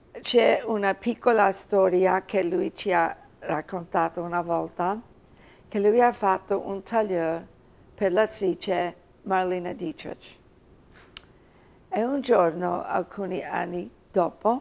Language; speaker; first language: Italian; early bilingual, heritage; English